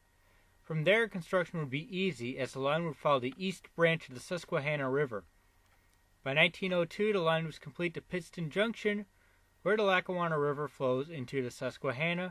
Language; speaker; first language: English; native; English